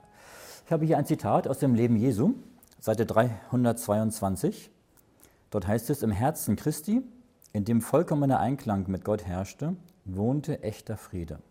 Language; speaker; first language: German; native; German